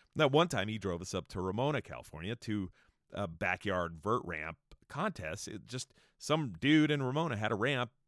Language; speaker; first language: English; native; English